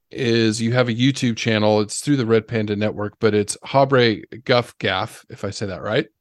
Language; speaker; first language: English; native; English